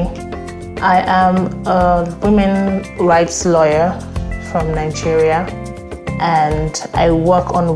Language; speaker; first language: English; non-native, local second language; Yoruba